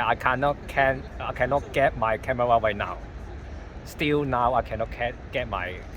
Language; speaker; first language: English; non-native, learner; Cantonese